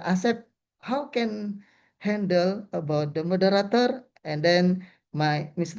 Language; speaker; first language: English; non-native, learner; Indonesian